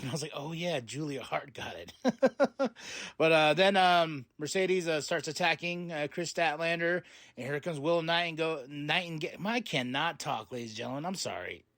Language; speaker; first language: English; native; English